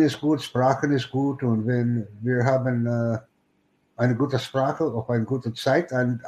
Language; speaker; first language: German; non-native, learner; English